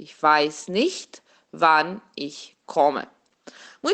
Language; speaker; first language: German; non-native, fluent; Portuguese